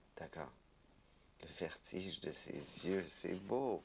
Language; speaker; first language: French; native; French